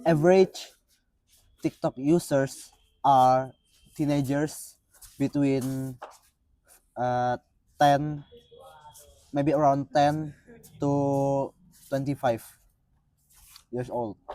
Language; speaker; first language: English; non-native, fluent; Indonesian